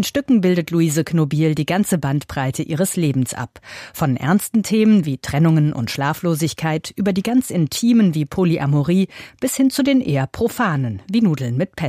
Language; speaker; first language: German; native; German